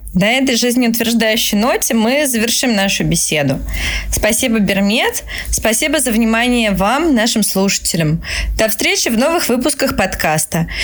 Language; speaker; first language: Russian; native; Russian